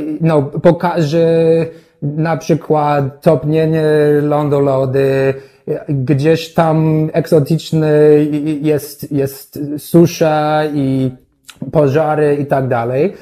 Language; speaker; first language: Polish; non-native, learner; English